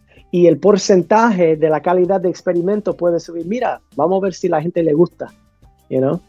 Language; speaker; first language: Spanish; early bilingual, heritage; English